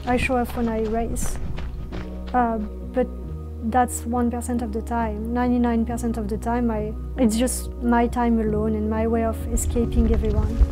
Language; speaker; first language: English; non-native, fluent; French